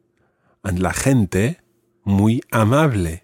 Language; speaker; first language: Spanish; non-native, fluent; English